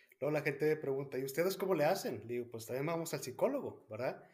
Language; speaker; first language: Spanish; native; Spanish